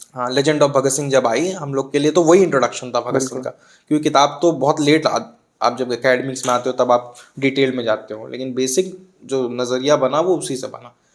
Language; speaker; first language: Hindi; native; Hindi